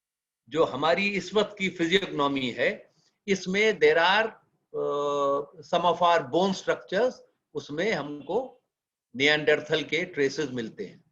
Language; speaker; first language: Hindi; native; Hindi